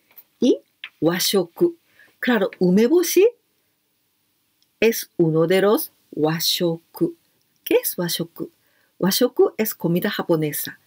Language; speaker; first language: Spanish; non-native, fluent; Japanese